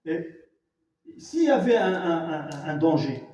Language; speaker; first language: French; non-native, local second language; Arabic